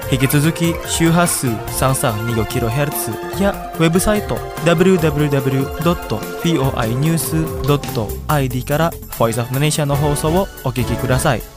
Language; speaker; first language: Japanese; non-native, fluent; Indonesian